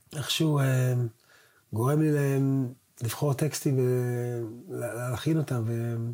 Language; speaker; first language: Hebrew; native; Hebrew